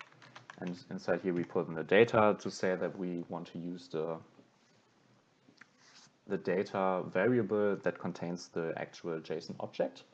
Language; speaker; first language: English; non-native, fluent; German